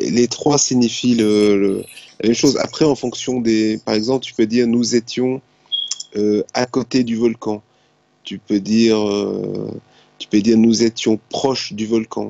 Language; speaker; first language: French; native; French